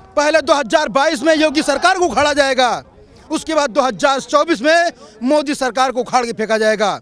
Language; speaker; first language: Hindi; native; Hindi